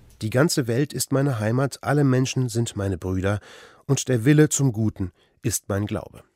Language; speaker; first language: German; native; German